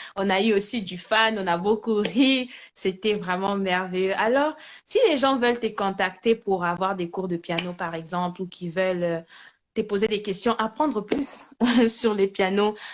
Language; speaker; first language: French; native; French